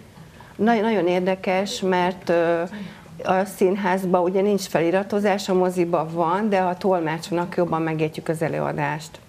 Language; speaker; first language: Hungarian; non-native, local second language; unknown